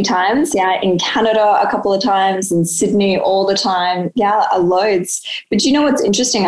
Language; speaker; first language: English; native; English